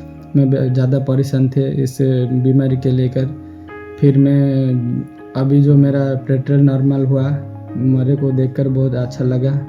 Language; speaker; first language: Hindi; non-native, local second language; Odia